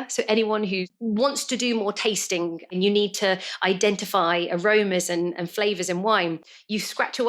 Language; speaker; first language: English; native; English